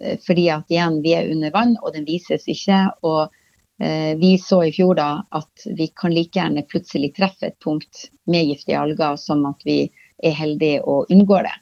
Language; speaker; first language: Norwegian; native; Norwegian